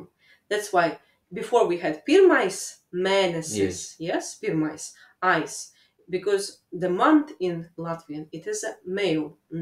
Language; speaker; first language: English; non-native, fluent; Latvian